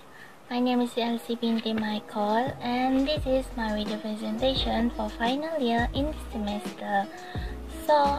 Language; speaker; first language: English; non-native, learner; Malay